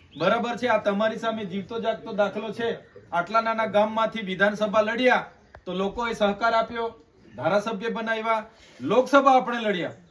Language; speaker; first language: Gujarati; native; Gujarati